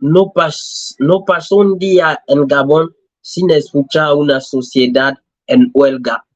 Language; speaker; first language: Spanish; non-native, learner; French